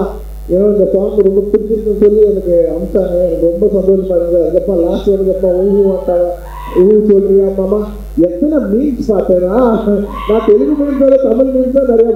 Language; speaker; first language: Tamil; non-native, fluent; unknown